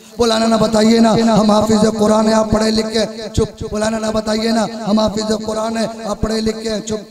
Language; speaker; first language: Hindi; non-native, local second language; Urdu